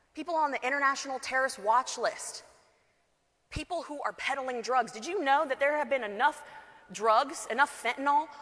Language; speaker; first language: English; native; English